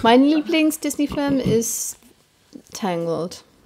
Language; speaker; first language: German; non-native, fluent; English